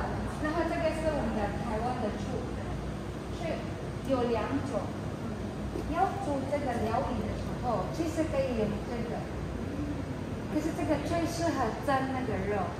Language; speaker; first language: Chinese; non-native, fluent; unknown